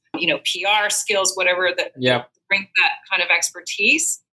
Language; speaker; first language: English; non-native, fluent; Dutch